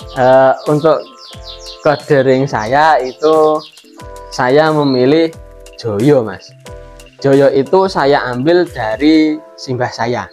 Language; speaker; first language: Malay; non-native, local second language; Javanese